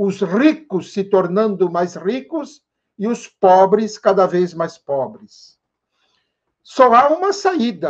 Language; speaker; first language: Portuguese; native; Portuguese